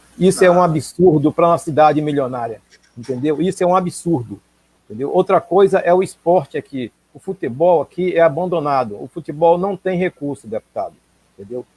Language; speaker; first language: Portuguese; native; Portuguese